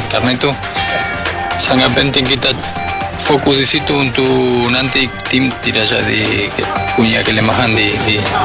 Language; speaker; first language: Indonesian; non-native, fluent; Spanish